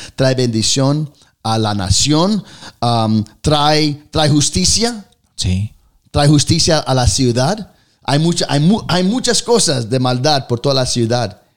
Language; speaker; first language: Spanish; early bilingual, heritage; Spanish